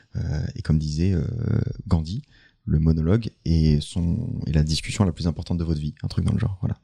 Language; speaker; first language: French; native; French